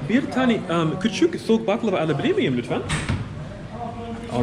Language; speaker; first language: Turkish; non-native, learner; English